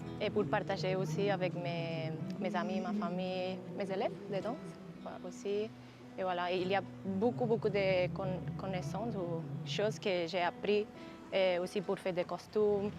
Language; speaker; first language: French; non-native, learner; Spanish